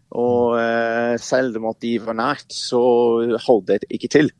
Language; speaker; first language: Norwegian; non-native, fluent; English